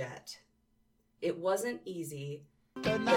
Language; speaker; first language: English; native; English